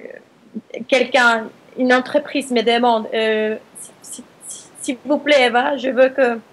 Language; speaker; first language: French; non-native, fluent; Spanish